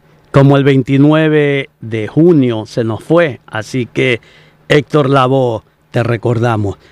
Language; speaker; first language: Spanish; native; Spanish